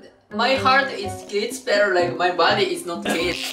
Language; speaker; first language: English; non-native, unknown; Japanese